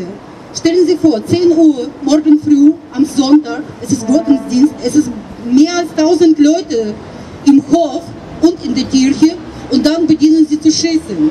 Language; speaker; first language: German; non-native, fluent; Russian